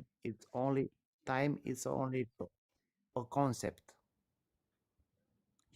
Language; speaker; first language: English; non-native, learner; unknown